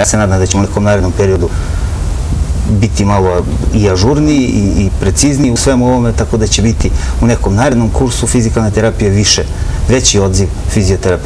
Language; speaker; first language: Serbian; native; Serbian